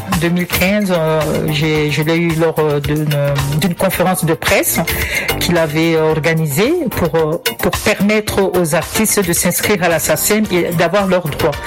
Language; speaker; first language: French; non-native, local second language; Lingala